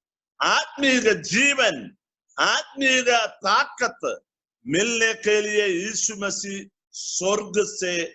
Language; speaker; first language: Hindi; non-native, learner; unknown